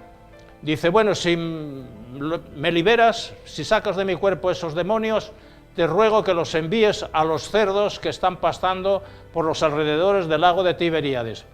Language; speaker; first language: Spanish; native; Spanish